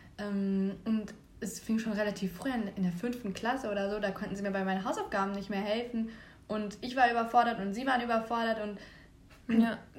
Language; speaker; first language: German; early bilingual, other home language; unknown